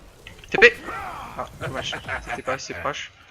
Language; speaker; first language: French; native; French